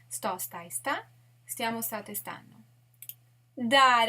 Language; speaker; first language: Italian; non-native, fluent; English